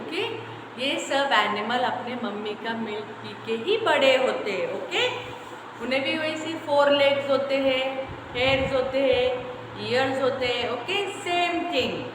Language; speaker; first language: Hindi; non-native, local second language; Marathi